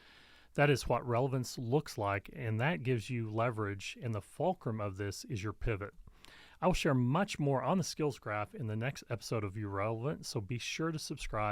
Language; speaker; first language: English; native; English